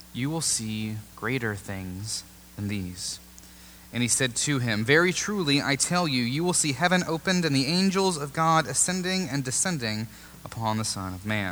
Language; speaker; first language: English; native; English